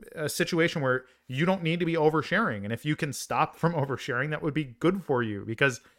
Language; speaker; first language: English; native; English